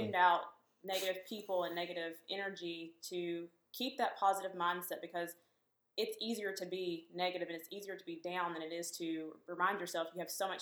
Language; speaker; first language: English; native; English